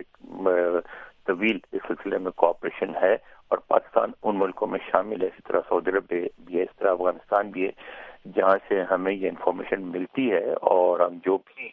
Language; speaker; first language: Urdu; native; Urdu